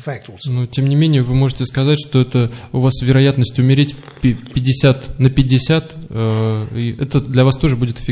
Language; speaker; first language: Russian; native; Russian